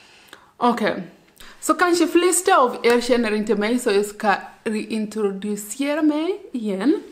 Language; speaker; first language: Swedish; non-native, learner; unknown